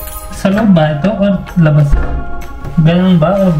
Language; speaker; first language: Filipino; non-native, learner; Hindi